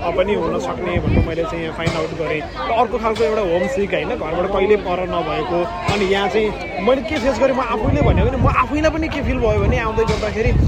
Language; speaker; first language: Nepali; native; Nepali